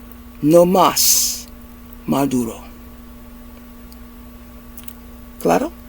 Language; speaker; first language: Spanish; non-native, learner; English